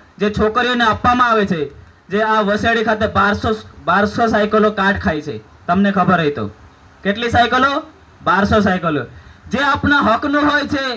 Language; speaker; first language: Gujarati; non-native, local second language; Rathawi